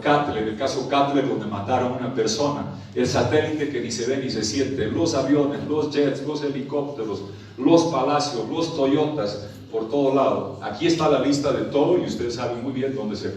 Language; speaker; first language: Spanish; native; Spanish